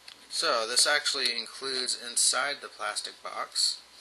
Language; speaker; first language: English; native; English